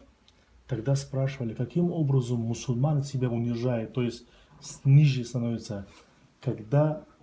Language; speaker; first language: Russian; non-native, local second language; Tajik